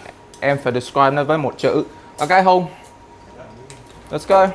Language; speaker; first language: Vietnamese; early bilingual, heritage; Vietnamese